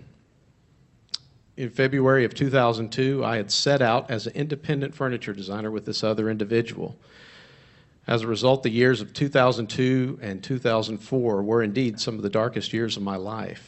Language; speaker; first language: English; native; English